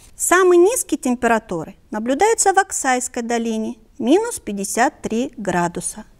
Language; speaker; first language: Russian; non-native, local second language; Kyrgyz